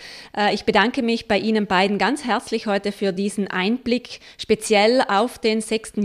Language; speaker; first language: German; native; German